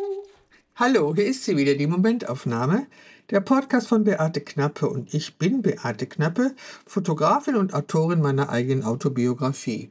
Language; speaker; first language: German; native; German